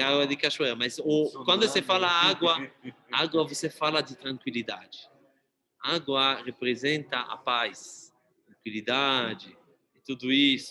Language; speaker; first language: Portuguese; non-native, fluent; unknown